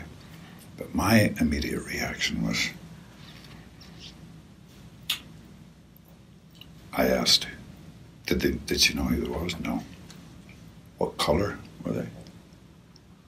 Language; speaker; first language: English; native; English